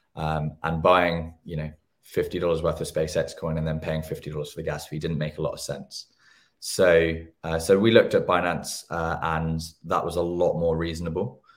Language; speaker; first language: English; native; English